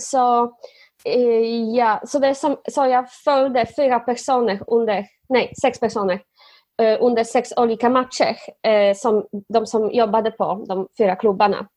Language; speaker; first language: Swedish; non-native, fluent; Polish